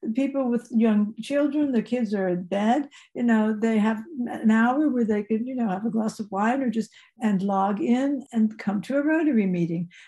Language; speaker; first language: English; native; English